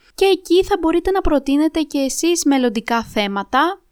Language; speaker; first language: Greek; early bilingual, other home language; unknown